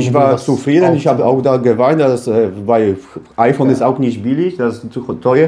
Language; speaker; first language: German; non-native, learner; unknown